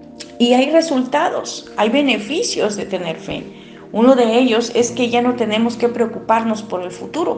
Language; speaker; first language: Spanish; native; Spanish